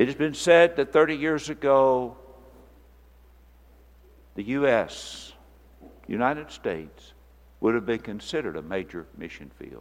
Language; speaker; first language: English; native; English